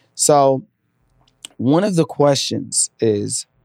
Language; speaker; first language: English; native; English